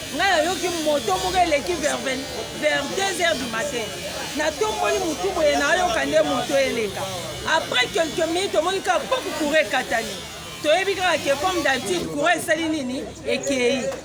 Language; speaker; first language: Lingala; native; Lingala